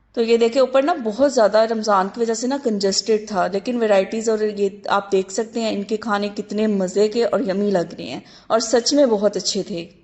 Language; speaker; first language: Urdu; native; Urdu